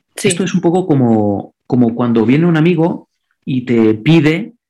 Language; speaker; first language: Spanish; non-native, local second language; Catalan